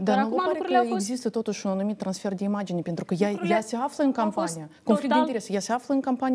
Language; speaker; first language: Romanian; native; Romanian